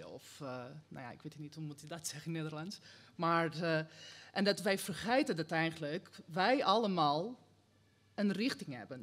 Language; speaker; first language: Dutch; non-native, fluent; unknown